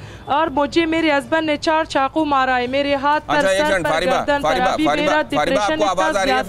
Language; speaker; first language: Hindi; non-native, learner; Persian